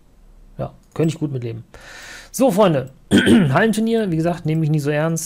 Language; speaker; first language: German; native; German